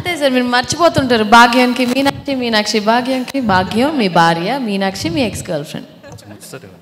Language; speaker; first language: Telugu; native; Telugu